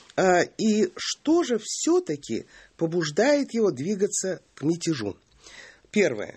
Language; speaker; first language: Russian; native; Russian